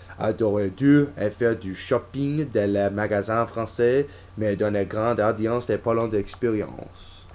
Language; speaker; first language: French; non-native, learner; English